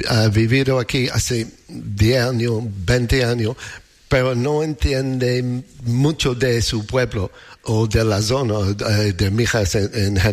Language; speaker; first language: Spanish; non-native, learner; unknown